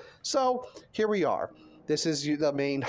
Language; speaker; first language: English; native; English